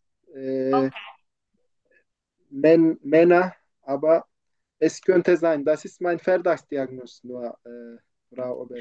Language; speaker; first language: German; non-native, fluent; Turkish